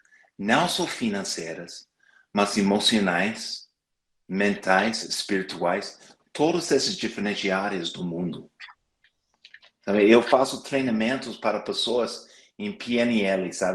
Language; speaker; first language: Portuguese; non-native, fluent; English